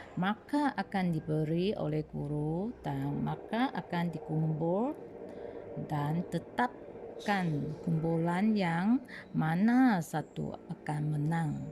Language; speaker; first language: Malay; non-native, local second language; Chinese